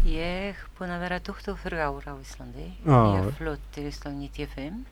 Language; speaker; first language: Icelandic; non-native, local second language; Polish